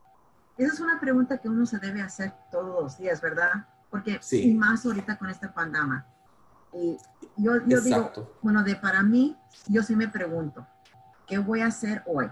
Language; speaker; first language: Spanish; early bilingual, heritage; Spanish